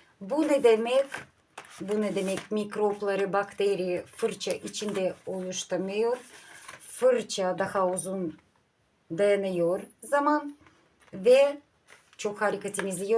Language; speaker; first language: Turkish; non-native, learner; Russian